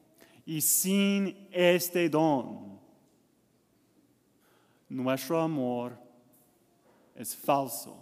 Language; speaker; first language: Spanish; non-native, learner; English